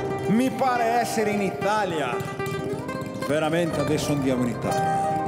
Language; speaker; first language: Portuguese; native; Portuguese